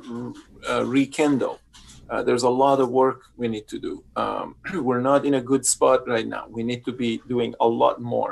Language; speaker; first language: English; non-native, fluent; Persian